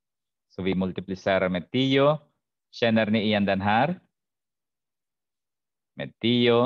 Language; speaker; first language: Swedish; non-native, fluent; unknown